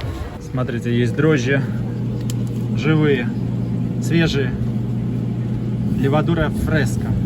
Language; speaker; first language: Russian; native; Russian